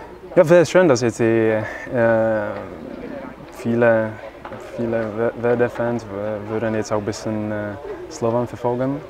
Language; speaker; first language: German; non-native, fluent; Czech